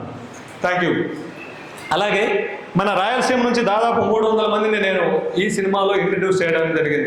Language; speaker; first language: Telugu; native; Telugu